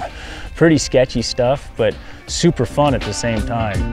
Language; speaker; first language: English; native; English